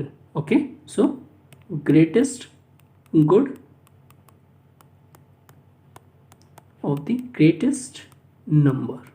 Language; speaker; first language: English; non-native, local second language; Hindi